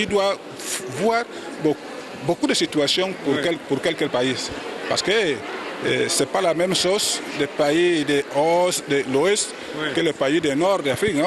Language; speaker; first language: French; non-native, learner; Spanish